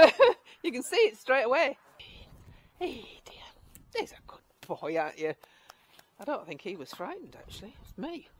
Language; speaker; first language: English; native; English